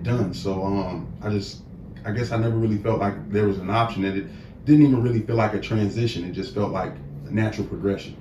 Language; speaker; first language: English; native; English